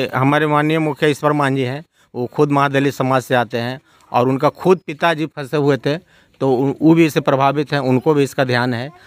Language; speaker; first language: Hindi; native; Hindi